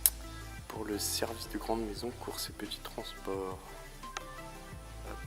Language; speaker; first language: French; native; French